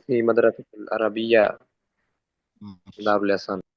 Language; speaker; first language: Arabic; non-native, learner; Urdu